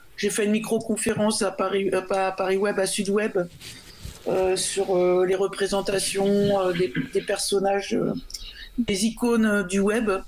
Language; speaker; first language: French; native; French